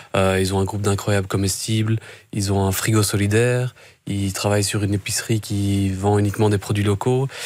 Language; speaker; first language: French; native; French